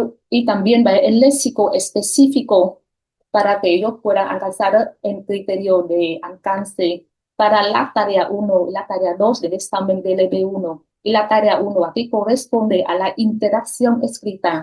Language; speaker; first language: Spanish; non-native, fluent; Vietnamese